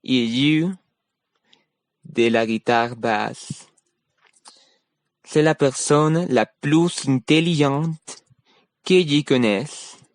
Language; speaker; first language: French; non-native, learner; Spanish